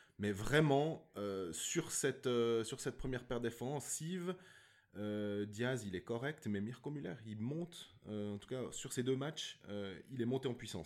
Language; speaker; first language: French; native; French